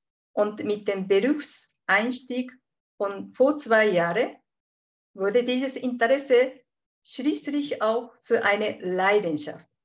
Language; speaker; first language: German; non-native, fluent; Japanese